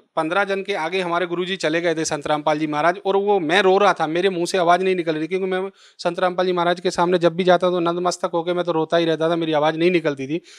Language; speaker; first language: Hindi; native; Hindi